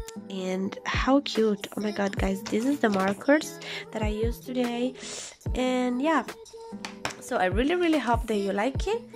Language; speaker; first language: English; non-native, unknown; Italian